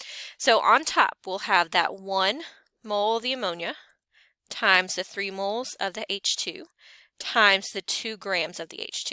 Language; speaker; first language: English; native; English